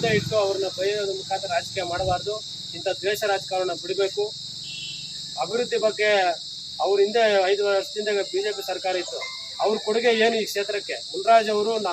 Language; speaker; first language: Kannada; native; Kannada